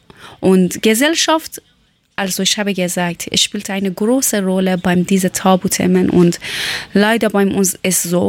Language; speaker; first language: German; non-native, learner; Persian